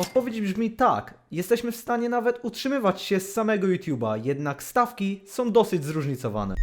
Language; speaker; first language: Polish; native; Polish